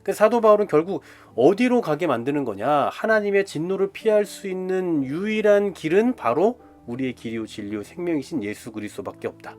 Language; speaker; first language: Korean; native; Korean